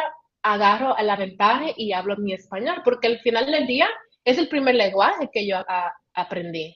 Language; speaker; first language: Spanish; early bilingual, heritage; Spanish